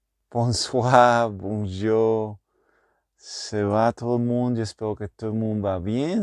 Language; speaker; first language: French; non-native, learner; Spanish